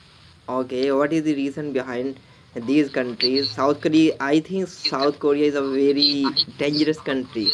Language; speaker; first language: English; non-native, learner; Urdu